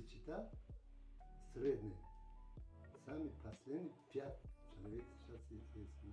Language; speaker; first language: Russian; non-native, local second language; Tajik